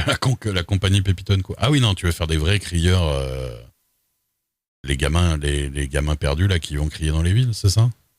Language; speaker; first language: French; native; French